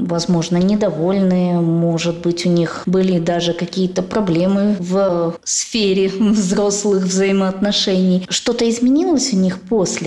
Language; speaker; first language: Russian; native; Russian